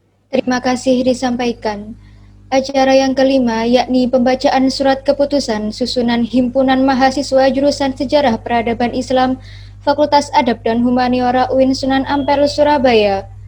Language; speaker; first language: Malay; native; Malay